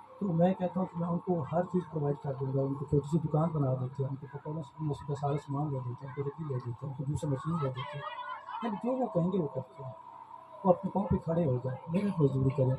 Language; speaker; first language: Urdu; non-native, local second language; Punjabi